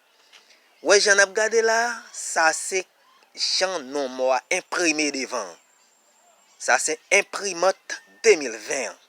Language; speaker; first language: French; non-native, learner; Haitian Creole